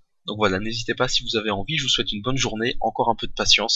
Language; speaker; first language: French; native; French